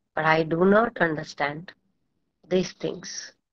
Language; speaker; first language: English; non-native, local second language; Kannada